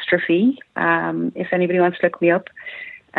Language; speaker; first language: English; native; English